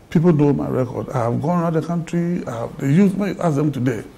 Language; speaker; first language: English; non-native, local second language; Ga